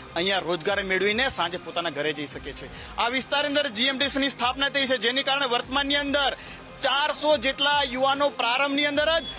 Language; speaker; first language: Gujarati; native; Gujarati